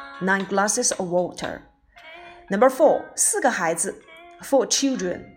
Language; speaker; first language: English; non-native, fluent; Chinese